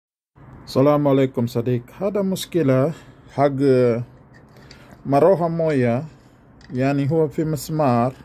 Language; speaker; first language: Arabic; non-native, learner; Filipino